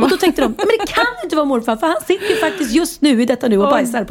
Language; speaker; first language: Swedish; native; Swedish